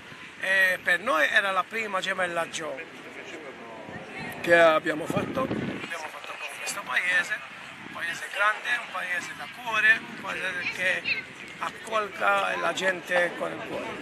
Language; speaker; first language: Italian; non-native, fluent; Maltese